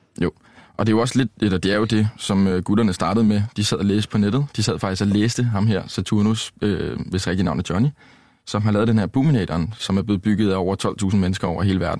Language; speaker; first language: Danish; native; Danish